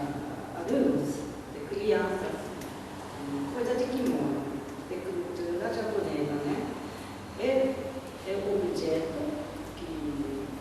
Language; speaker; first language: Portuguese; non-native, learner; Japanese